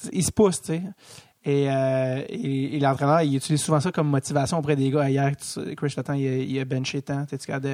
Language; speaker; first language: French; native; French